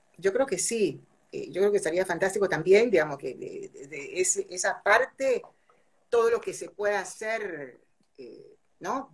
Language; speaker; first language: Spanish; native; Spanish